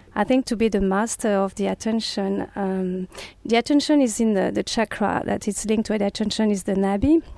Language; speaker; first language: English; non-native, fluent; French